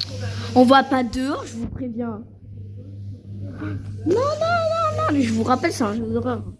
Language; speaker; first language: French; native; French